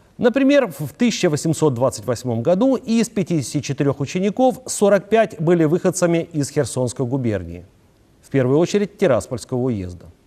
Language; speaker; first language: Russian; native; Russian